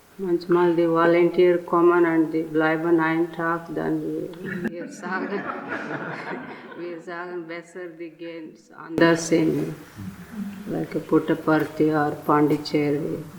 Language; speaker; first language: German; non-native, learner; Telugu